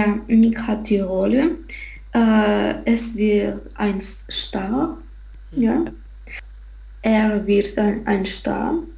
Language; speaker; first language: German; non-native, learner; Russian